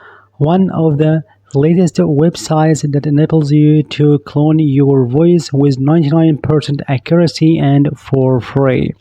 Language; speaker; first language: English; non-native, fluent; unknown